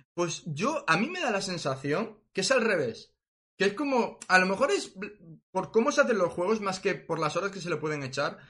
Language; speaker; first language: Spanish; native; Spanish